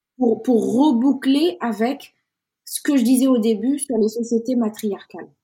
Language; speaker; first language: French; non-native, local second language; Wolof